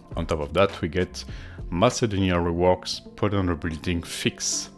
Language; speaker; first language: English; non-native, fluent; French